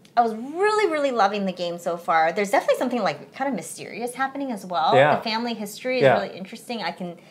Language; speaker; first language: English; early bilingual, other home language; Chinese